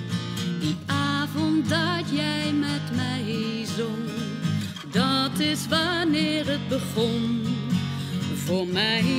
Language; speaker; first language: Dutch; native; Dutch